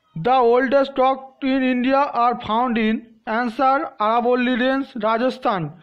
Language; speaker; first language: English; non-native, local second language; Bangla